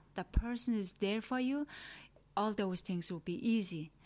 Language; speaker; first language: English; non-native, learner; Mongolian